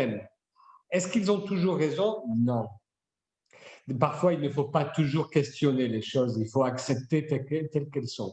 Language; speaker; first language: French; native; French